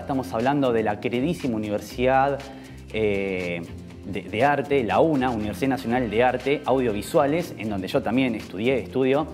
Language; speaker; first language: Spanish; native; Spanish